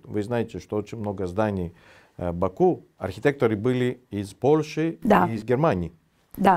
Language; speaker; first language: Russian; non-native, fluent; Greek